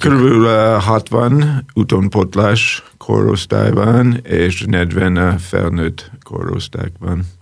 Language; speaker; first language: Hungarian; non-native, learner; English